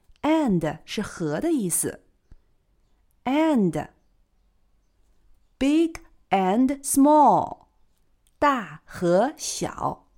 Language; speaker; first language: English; non-native, fluent; Chinese